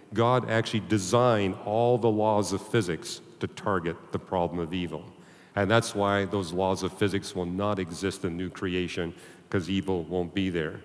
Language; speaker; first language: English; native; English